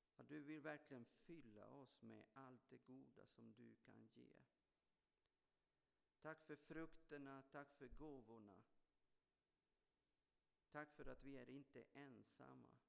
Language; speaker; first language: Swedish; non-native, fluent; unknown